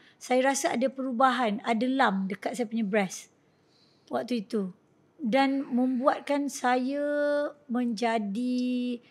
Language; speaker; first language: Malay; native; Malay